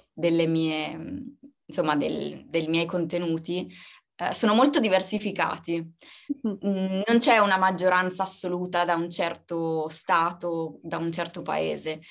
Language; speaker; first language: Italian; native; Italian